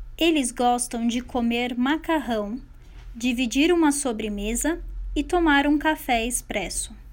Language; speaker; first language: Portuguese; native; Portuguese